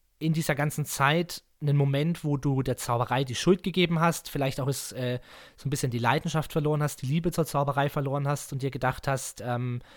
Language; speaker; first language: German; native; German